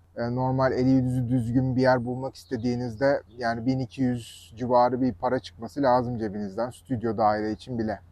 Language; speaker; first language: Turkish; native; Turkish